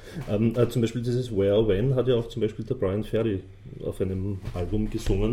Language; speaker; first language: German; native; German